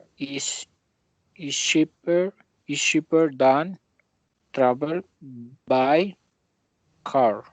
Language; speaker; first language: English; non-native, learner; Spanish